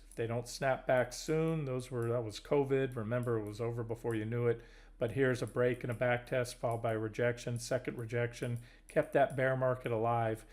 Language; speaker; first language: English; native; English